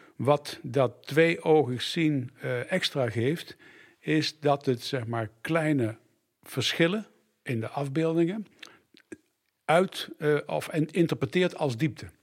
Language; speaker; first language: Dutch; native; Dutch